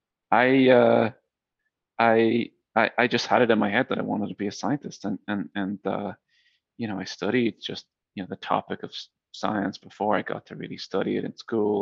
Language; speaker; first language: English; native; English